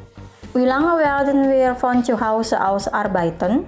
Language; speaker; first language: German; non-native, fluent; Indonesian